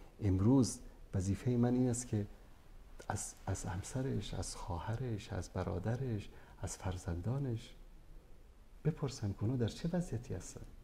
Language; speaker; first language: Persian; native; Persian